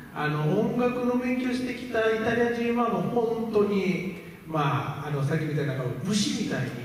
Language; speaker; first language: Japanese; non-native, fluent; Italian